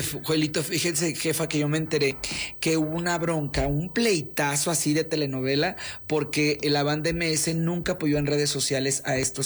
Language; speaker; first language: Spanish; native; Spanish